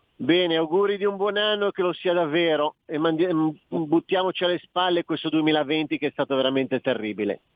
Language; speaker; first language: Italian; native; Italian